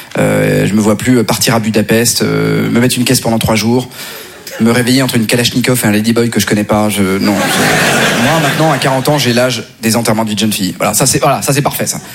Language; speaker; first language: French; native; French